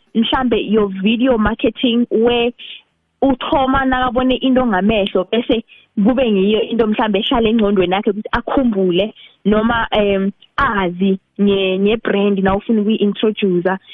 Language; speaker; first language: Zulu; non-native, local second language; South Ndebele